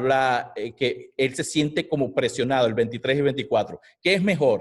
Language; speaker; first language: Spanish; native; Spanish